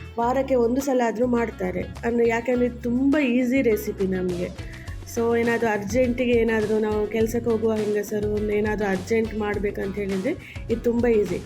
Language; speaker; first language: Kannada; non-native, local second language; Konkani